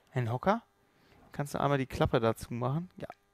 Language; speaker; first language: German; native; German